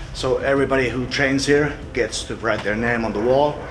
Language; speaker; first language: English; non-native, fluent; Finnish